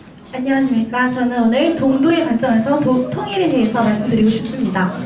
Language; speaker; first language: Korean; native; Korean